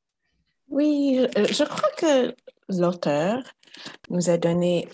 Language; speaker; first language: French; non-native, fluent; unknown